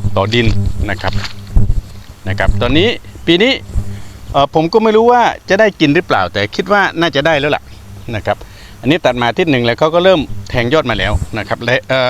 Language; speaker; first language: Thai; non-native, local second language; Khmer